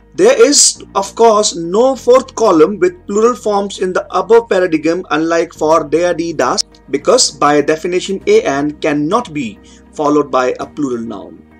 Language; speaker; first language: English; non-native, local second language; Hindi